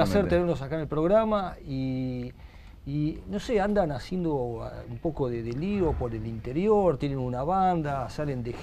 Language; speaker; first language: Spanish; native; Spanish